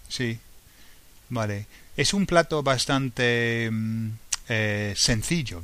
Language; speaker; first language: Spanish; non-native, fluent; English